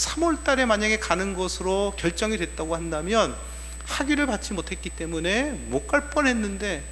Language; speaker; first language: Korean; native; Korean